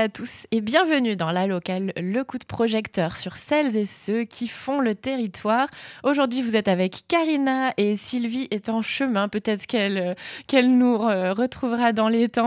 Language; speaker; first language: French; native; French